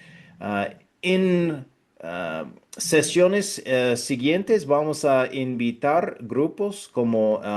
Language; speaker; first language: Spanish; non-native, fluent; English